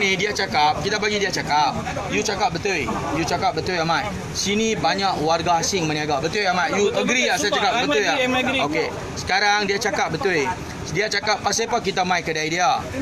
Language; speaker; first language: Malay; native; Malay